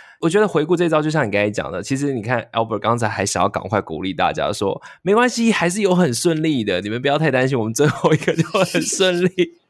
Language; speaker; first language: Chinese; native; Chinese